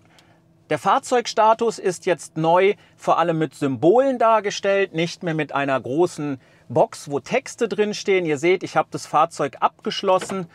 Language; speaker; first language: German; native; German